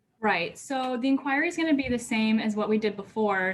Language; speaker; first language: English; native; English